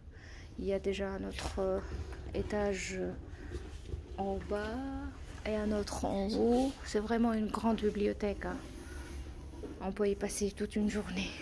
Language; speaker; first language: French; non-native, fluent; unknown